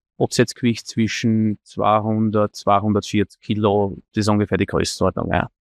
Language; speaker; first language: German; native; German